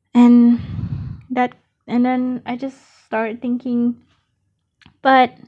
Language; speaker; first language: English; non-native, local second language; Malay